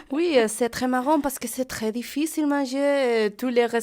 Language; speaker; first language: French; non-native, learner; Spanish